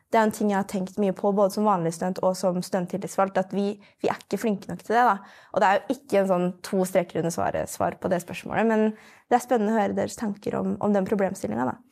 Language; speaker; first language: Norwegian; native; Norwegian